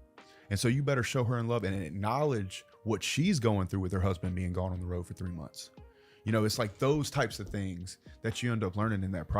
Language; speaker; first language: English; native; English